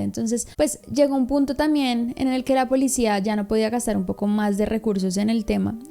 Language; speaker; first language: Spanish; native; Spanish